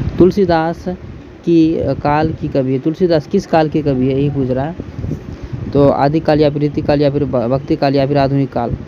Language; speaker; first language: Hindi; native; Hindi